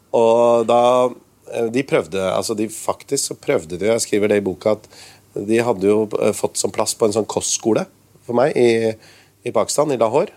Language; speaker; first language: Norwegian; early bilingual, other home language; Urdu